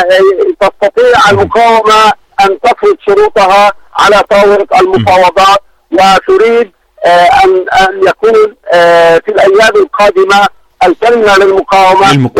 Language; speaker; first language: Arabic; native; Arabic